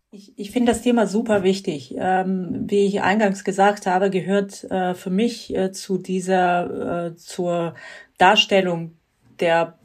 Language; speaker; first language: German; non-native, fluent; Croatian